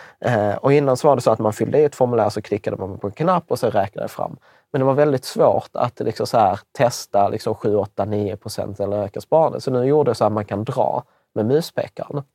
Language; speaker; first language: Swedish; early bilingual, other home language; Czech